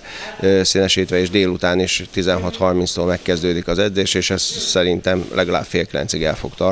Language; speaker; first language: Hungarian; native; Hungarian